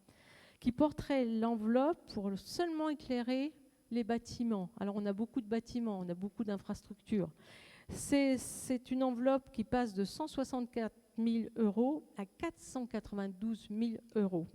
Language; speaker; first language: French; native; French